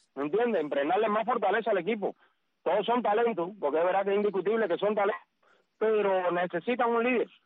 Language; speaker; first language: Spanish; native; Spanish